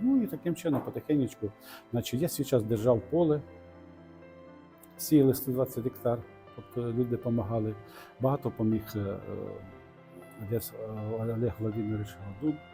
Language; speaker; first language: Ukrainian; non-native, local second language; Russian